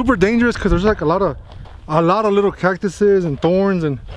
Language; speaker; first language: English; early bilingual, other home language; Spanish